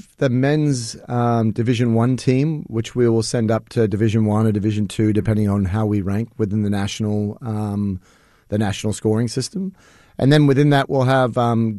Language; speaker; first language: English; native; English